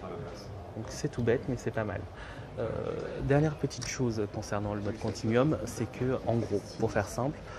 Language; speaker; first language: French; native; French